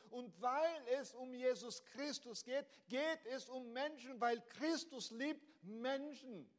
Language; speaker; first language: German; non-native, fluent; Portuguese